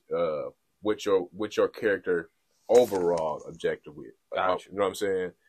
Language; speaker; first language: English; native; English